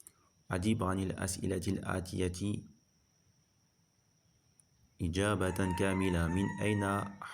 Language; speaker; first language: Arabic; non-native, fluent; French